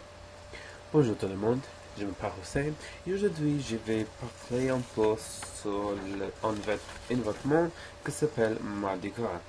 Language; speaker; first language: French; non-native, learner; English